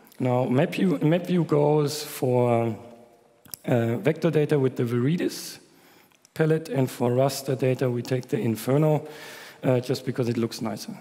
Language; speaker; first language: English; non-native, fluent; German